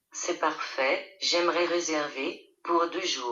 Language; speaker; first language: French; native; French